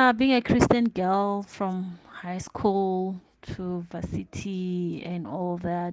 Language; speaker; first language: English; non-native, local second language; Tsonga